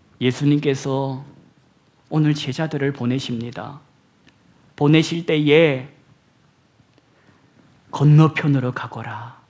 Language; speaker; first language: Korean; native; Korean